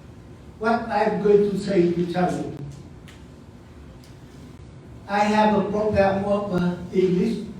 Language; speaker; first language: English; non-native, learner; Vietnamese